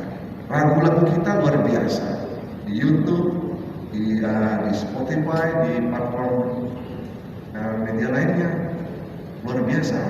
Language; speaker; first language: Indonesian; native; Indonesian